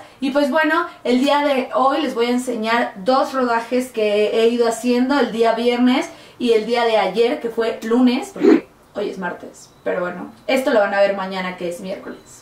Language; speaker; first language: Spanish; native; Spanish